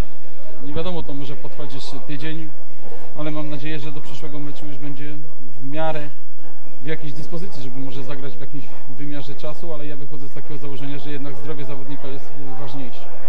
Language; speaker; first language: Polish; native; Polish